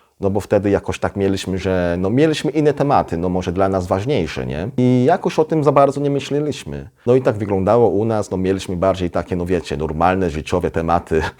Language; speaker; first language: Polish; non-native, fluent; Korean